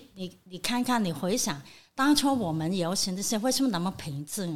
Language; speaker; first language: Chinese; non-native, fluent; Cantonese